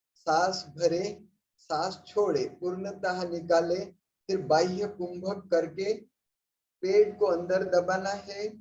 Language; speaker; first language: Hindi; non-native, local second language; Marathi